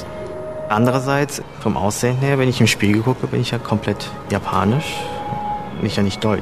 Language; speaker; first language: German; early bilingual, other home language; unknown